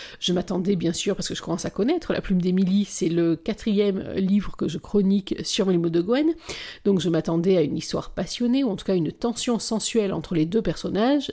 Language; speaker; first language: French; native; French